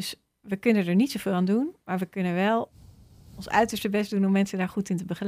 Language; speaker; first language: Dutch; native; Dutch